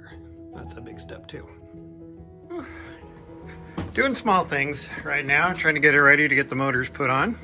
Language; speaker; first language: English; native; English